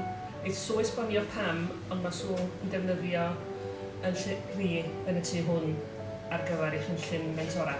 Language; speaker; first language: Welsh; native; Welsh